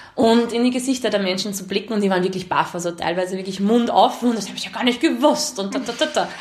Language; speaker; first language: German; early bilingual, other home language; Hungarian